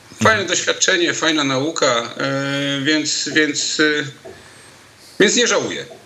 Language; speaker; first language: Polish; native; Polish